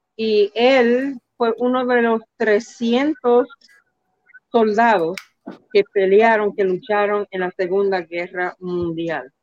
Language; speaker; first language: Spanish; early bilingual, heritage; Spanish